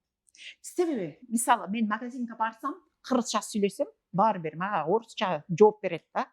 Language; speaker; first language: Kyrgyz; non-native, fluent; English